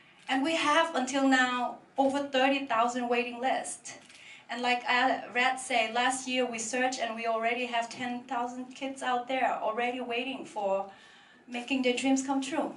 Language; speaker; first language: English; non-native, fluent; Vietnamese